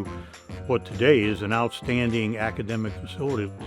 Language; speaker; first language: English; native; English